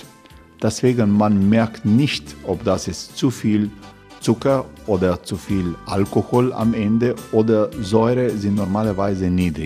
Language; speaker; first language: German; non-native, learner; Croatian